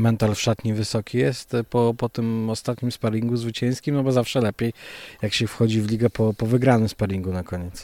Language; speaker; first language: Polish; native; Polish